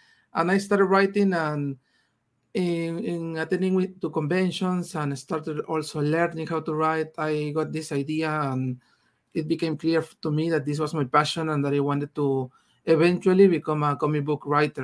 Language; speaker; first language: English; non-native, fluent; Spanish